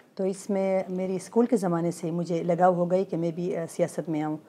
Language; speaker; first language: Urdu; non-native, local second language; Khowar